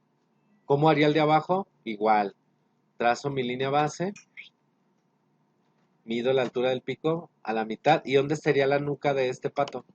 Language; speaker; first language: Spanish; native; Spanish